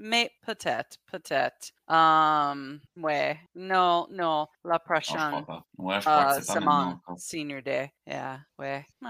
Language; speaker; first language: French; non-native, learner; English